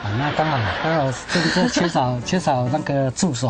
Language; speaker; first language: Chinese; native; Chinese